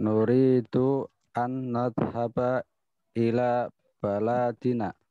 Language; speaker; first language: Arabic; non-native, learner; Indonesian